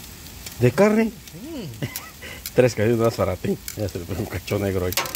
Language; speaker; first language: Spanish; native; Spanish